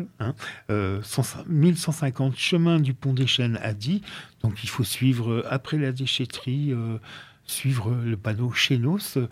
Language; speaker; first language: French; native; French